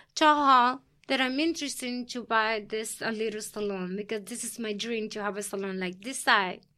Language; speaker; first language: English; early bilingual, other home language; Spanish